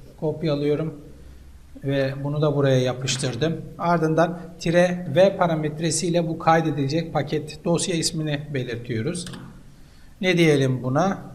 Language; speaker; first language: Turkish; native; Turkish